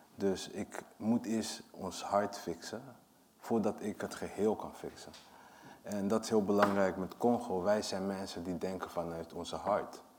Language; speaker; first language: Dutch; early bilingual, other home language; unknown